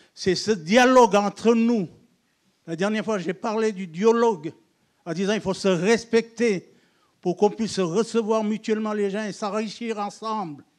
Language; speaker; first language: French; non-native, local second language; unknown